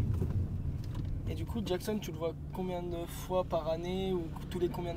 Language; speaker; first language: French; native; French